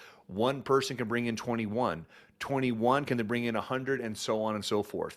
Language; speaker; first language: English; native; English